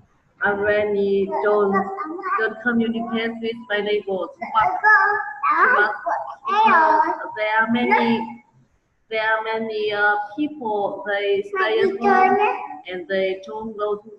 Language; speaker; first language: English; non-native, learner; Vietnamese